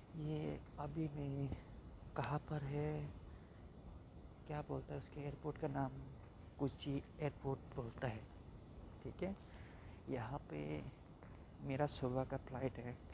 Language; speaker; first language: Hindi; non-native, local second language; Kok Borok